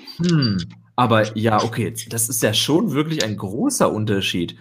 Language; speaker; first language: German; native; German